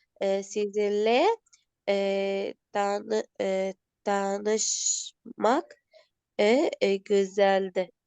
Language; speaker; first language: Turkish; non-native, learner; Arabic